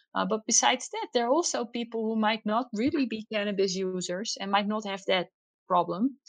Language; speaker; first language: English; non-native, fluent; Dutch